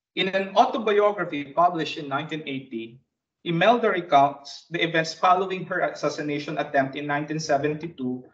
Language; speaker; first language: English; non-native, local second language; Bikol